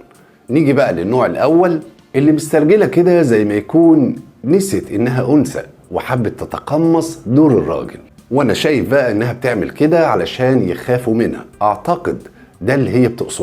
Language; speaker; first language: Arabic; native; Arabic